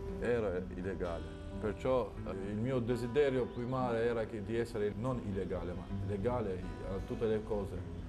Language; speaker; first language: Italian; non-native, fluent; Albanian